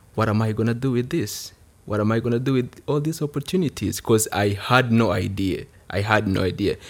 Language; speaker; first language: English; non-native, local second language; Kinyarwanda